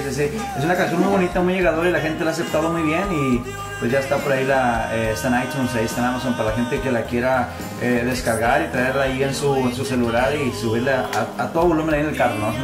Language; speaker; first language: Spanish; native; Spanish